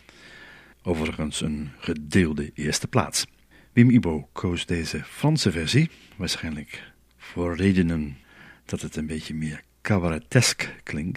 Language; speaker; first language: Dutch; native; Dutch